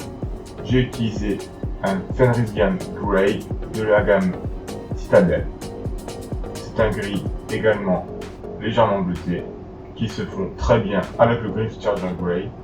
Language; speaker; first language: French; native; French